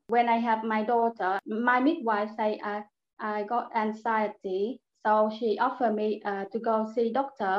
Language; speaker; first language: English; non-native, learner; Vietnamese